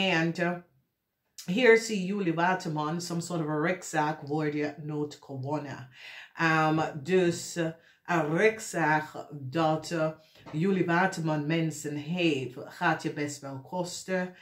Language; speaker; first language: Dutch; non-native, learner; English